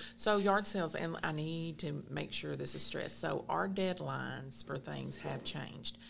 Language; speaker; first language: English; native; English